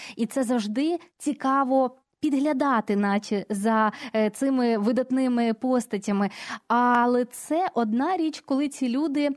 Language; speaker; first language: Ukrainian; native; Ukrainian